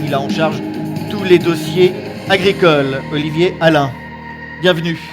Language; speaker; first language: French; native; French